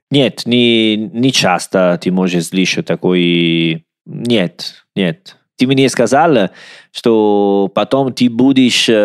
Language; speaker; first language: Russian; non-native, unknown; Italian